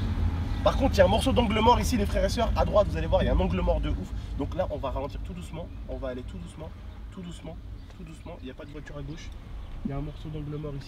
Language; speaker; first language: French; native; French